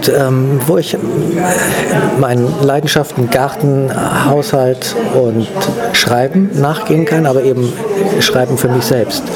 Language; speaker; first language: German; native; German